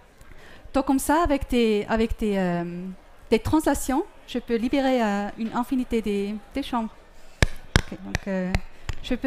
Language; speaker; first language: French; non-native, fluent; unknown